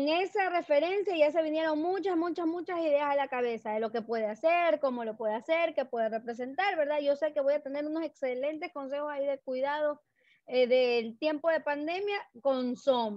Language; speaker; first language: Spanish; native; Spanish